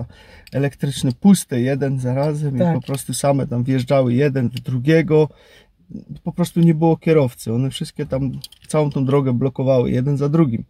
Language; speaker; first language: Polish; native; Polish